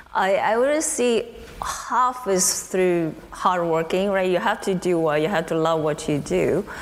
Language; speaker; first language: English; non-native, fluent; Chinese